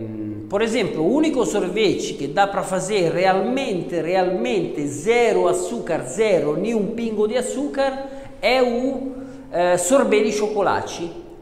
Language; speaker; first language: Portuguese; non-native, fluent; Italian